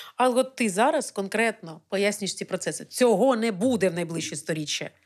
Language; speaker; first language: Ukrainian; native; Ukrainian